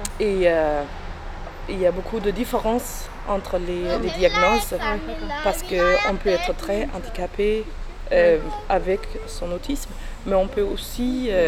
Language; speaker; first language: French; non-native, fluent; Danish